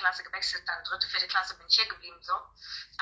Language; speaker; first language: German; early bilingual, other home language; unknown